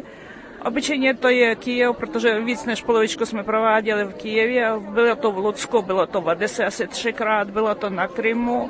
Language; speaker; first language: Czech; early bilingual, heritage; Czech